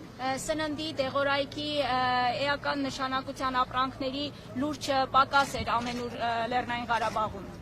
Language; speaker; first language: Armenian; native; Armenian